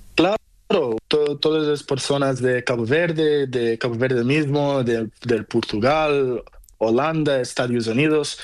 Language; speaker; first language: Spanish; non-native, learner; Portuguese